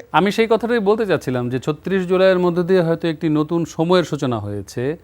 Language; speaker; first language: Bangla; native; Bangla